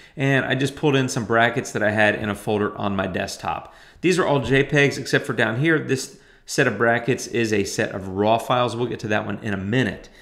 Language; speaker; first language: English; native; English